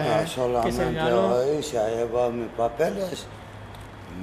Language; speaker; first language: Spanish; non-native, learner; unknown